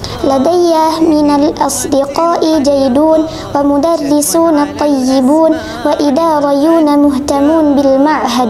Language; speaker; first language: Arabic; non-native, learner; Indonesian